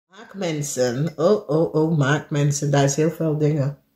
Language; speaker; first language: Dutch; non-native, learner; English